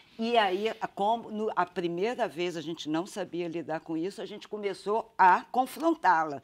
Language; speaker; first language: Portuguese; native; Portuguese